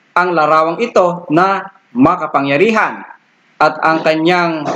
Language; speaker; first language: Filipino; non-native, local second language; Iloko